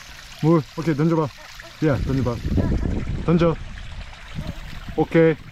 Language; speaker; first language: Korean; early bilingual, heritage; Korean